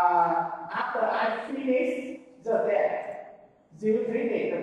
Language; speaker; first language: English; non-native, learner; Vietnamese